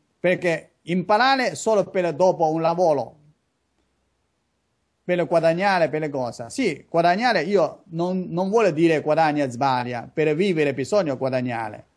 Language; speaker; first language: Italian; non-native, learner; Chinese